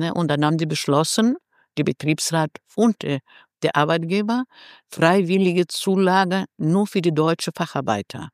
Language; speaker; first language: German; non-native, fluent; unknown